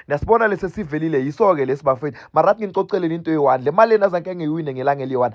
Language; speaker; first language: Zulu; non-native, local second language; South Ndebele